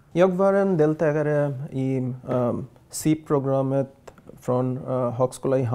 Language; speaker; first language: Swedish; non-native, learner; Bangla